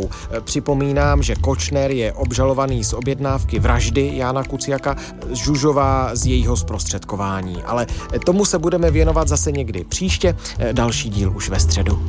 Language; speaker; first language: Czech; native; Czech